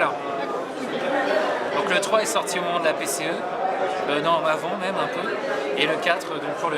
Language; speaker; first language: French; native; French